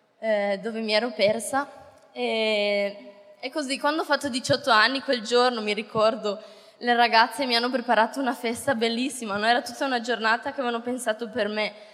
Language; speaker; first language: Italian; native; Italian